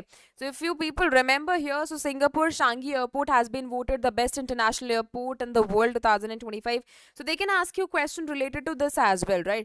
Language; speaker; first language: English; non-native, local second language; Hindi